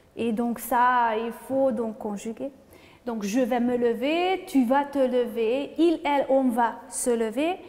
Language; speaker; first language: French; non-native, fluent; Hungarian